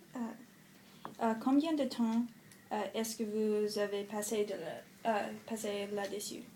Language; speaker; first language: French; non-native, learner; English